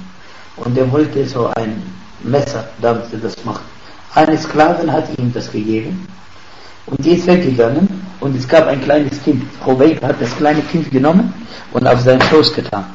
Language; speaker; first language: German; non-native, fluent; Arabic